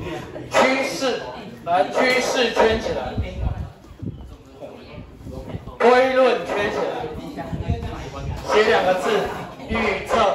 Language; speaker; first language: Chinese; native; Chinese